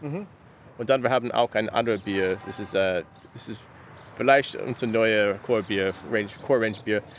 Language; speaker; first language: German; non-native, learner; English